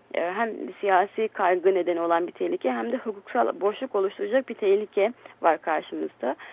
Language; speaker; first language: Turkish; native; Turkish